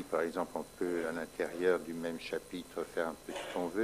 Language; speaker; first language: French; native; French